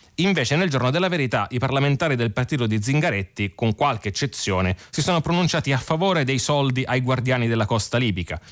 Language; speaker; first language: Italian; native; Italian